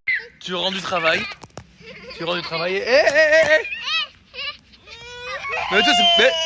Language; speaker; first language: French; native; French